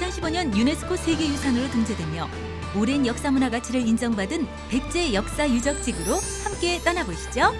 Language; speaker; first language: Korean; native; Korean